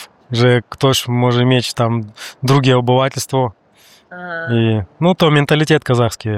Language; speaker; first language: Polish; non-native, learner; Russian